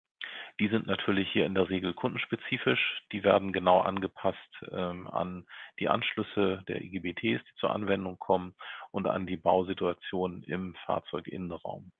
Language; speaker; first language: German; native; German